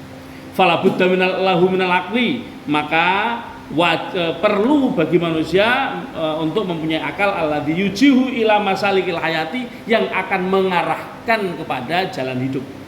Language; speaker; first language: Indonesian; non-native, local second language; Javanese